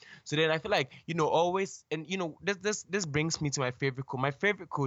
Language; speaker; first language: English; non-native, local second language; Akan